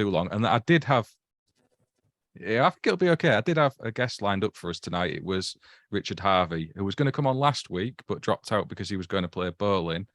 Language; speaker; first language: English; native; English